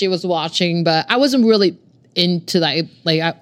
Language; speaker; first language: English; non-native, fluent; Japanese